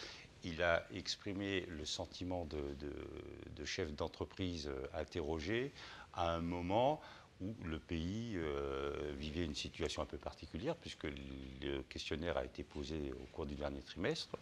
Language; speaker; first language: French; native; French